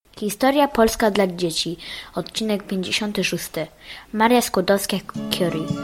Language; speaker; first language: Polish; early bilingual, heritage; Polish